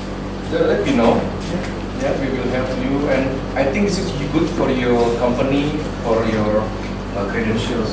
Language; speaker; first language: English; non-native, learner; Indonesian